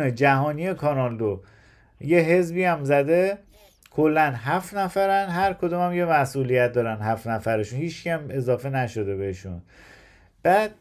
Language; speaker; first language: Persian; native; Persian